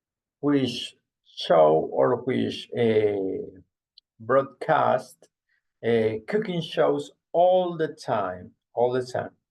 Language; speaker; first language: English; non-native, fluent; Spanish